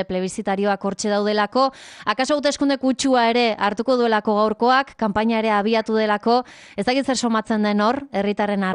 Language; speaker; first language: Basque; native; Basque